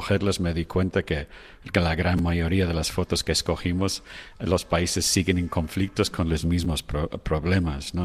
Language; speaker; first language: Spanish; non-native, fluent; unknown